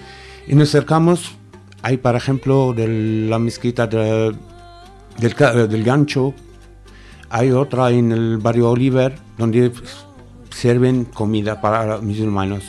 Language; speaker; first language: Spanish; non-native, fluent; Arabic